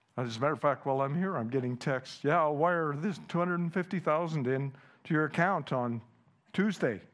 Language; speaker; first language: English; non-native, fluent; Dutch